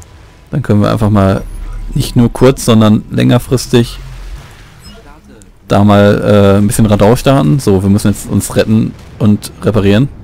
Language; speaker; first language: German; native; German